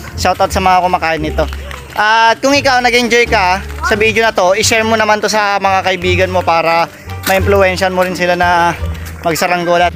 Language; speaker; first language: Filipino; non-native, local second language; Iloko